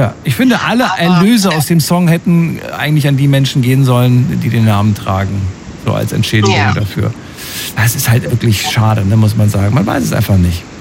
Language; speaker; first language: German; native; German